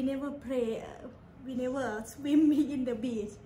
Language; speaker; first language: English; non-native, learner; Thai